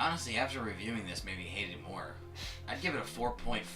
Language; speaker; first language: English; native; English